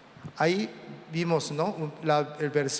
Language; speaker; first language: Spanish; non-native, learner; Korean